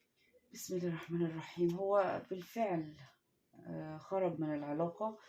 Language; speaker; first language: Arabic; native; Arabic